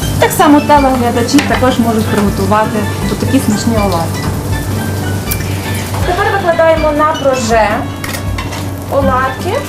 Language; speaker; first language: Ukrainian; native; Ukrainian